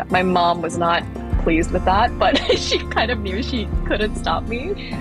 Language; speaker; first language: English; early bilingual, other home language; Thai